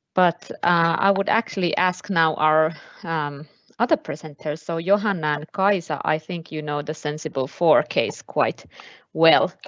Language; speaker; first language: English; non-native, fluent; Finnish